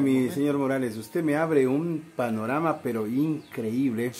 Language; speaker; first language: Spanish; native; Spanish